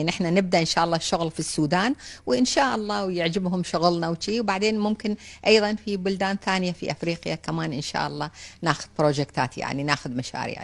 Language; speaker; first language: Arabic; native; Arabic